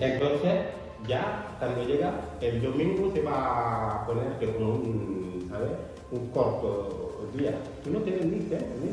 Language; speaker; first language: Spanish; non-native, learner; Fula